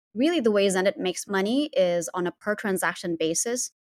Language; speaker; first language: English; non-native, fluent; Indonesian